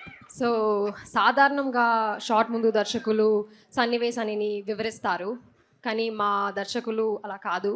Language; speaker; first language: Telugu; non-native, learner; Malayalam